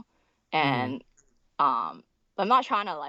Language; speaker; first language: English; non-native, local second language; Cantonese